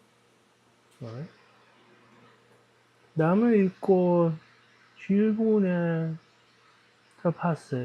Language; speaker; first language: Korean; non-native, learner; Dutch